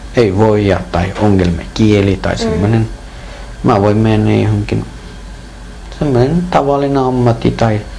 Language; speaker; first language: Finnish; non-native, learner; Persian